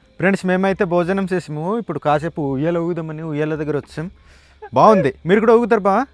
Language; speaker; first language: Telugu; non-native, local second language; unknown